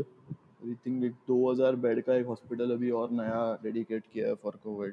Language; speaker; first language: English; non-native, local second language; Gujarati